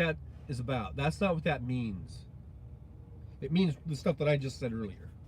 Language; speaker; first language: English; native; English